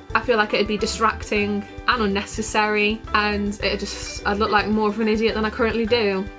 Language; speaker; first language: English; native; English